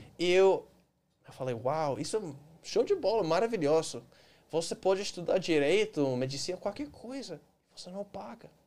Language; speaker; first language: Portuguese; non-native, fluent; English